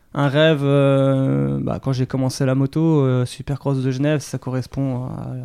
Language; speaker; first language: French; native; French